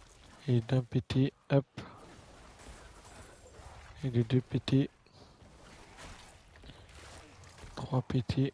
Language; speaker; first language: French; native; French